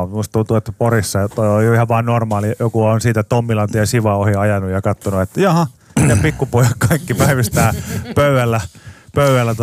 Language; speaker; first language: Finnish; native; Finnish